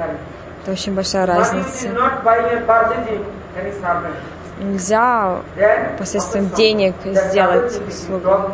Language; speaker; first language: Russian; non-native, fluent; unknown